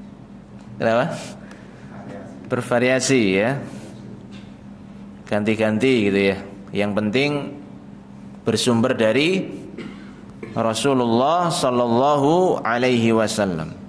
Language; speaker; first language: Indonesian; native; Indonesian